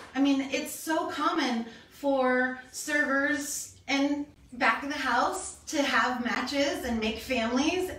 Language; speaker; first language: English; native; English